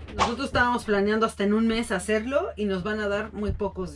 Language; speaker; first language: Spanish; native; Spanish